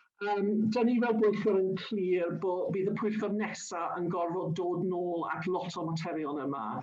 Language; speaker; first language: Welsh; non-native, local second language; English